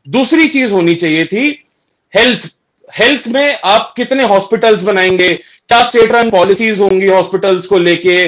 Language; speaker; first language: Hindi; native; Hindi